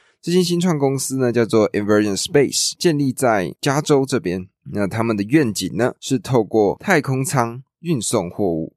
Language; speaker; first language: Chinese; native; Chinese